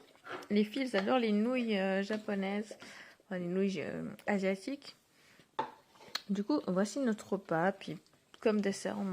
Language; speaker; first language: French; native; French